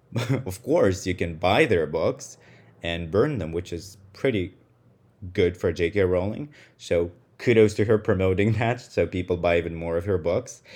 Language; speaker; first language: English; non-native, fluent; Russian